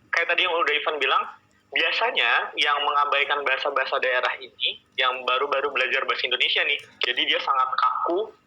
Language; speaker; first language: Indonesian; native; Indonesian